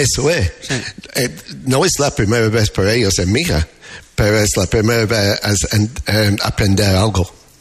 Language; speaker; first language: Spanish; non-native, fluent; English